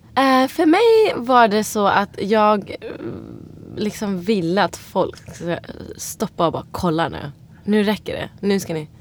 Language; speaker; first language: Swedish; early bilingual, other home language; Somali